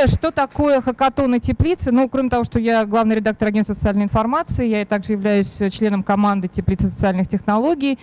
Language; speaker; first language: Russian; native; Russian